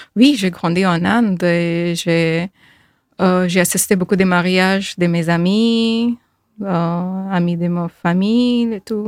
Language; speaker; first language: French; non-native, fluent; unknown